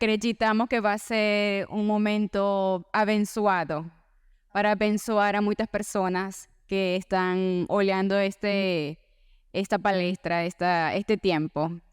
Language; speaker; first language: Portuguese; non-native, learner; Spanish